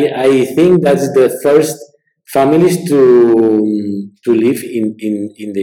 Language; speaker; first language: English; non-native, learner; Spanish